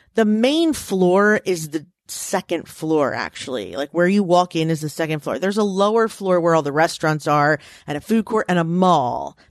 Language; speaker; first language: English; native; English